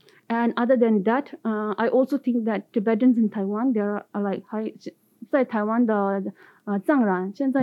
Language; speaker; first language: English; non-native, local second language; Tibetan